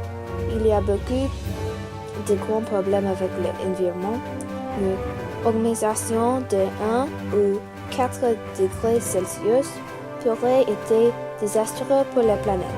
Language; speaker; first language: French; non-native, learner; English